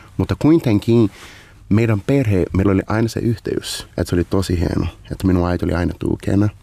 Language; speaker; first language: Finnish; non-native, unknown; Portuguese